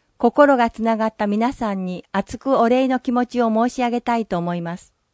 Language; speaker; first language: Japanese; native; Japanese